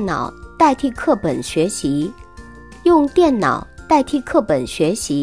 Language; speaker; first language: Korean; non-native, fluent; Chinese